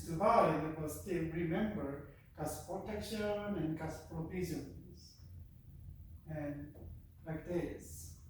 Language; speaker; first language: English; non-native, fluent; Korean